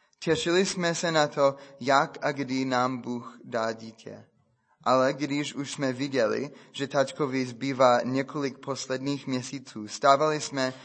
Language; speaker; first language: Czech; non-native, fluent; English